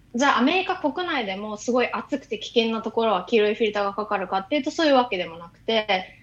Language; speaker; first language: Japanese; native; Japanese